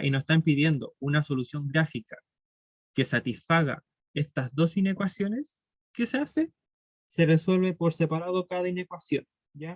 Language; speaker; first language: Spanish; native; Spanish